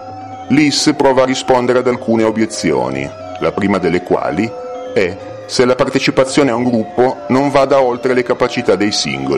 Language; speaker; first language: Italian; native; Italian